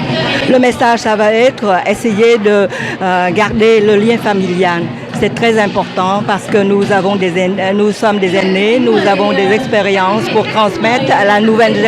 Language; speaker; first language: French; non-native, fluent; Vietnamese